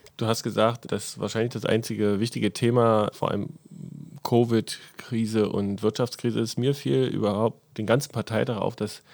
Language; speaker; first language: German; native; German